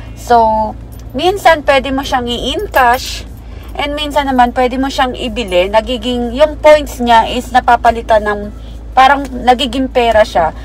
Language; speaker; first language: Filipino; native; Filipino